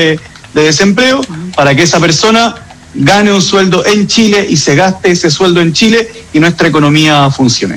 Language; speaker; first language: Spanish; native; Spanish